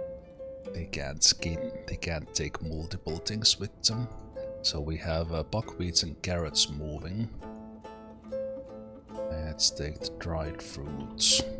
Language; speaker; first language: English; non-native, fluent; Finnish